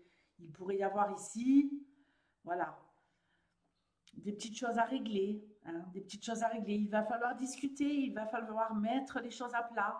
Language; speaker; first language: French; native; French